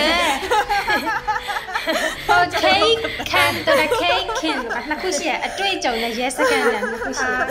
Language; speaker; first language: Japanese; non-native, learner; Burmese